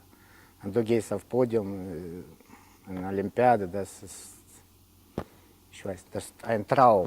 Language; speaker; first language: German; non-native, learner; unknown